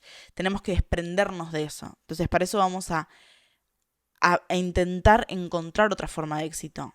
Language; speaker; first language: Spanish; native; Spanish